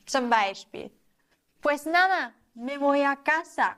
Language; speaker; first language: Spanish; non-native, fluent; German